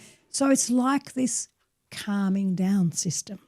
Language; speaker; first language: English; native; English